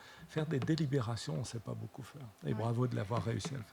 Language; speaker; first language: French; native; French